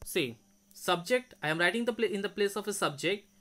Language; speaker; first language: English; non-native, local second language; Bangla